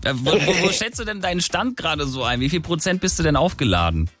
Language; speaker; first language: German; native; German